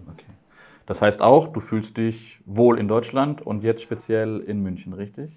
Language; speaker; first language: German; native; German